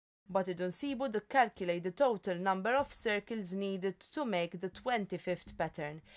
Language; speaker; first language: English; non-native, local second language; Maltese